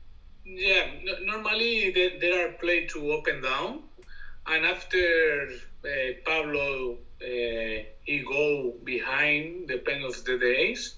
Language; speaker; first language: English; non-native, learner; Spanish